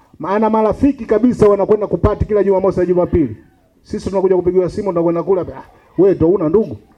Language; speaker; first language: Swahili; native; Swahili